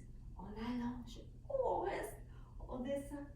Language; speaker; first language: French; native; French